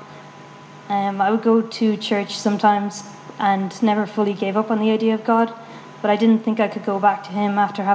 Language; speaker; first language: English; native; English